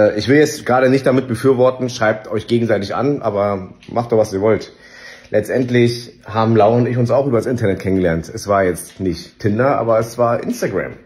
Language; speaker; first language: German; early bilingual, other home language; Vietnamese